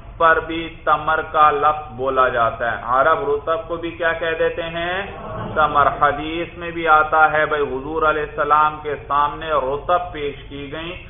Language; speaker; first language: Urdu; native; Urdu